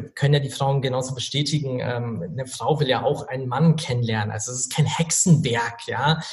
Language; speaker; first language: German; native; German